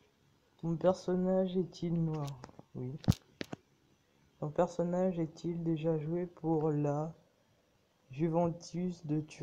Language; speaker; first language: French; native; French